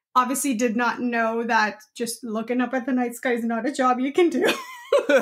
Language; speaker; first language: English; non-native, local second language; Gujarati